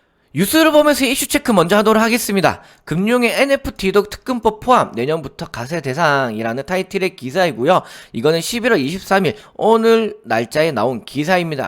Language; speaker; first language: Korean; native; Korean